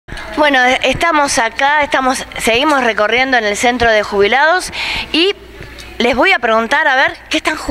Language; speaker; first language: Spanish; native; Spanish